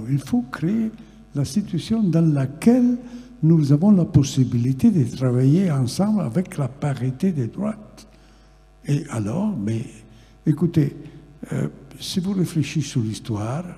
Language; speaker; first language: French; non-native, fluent; Italian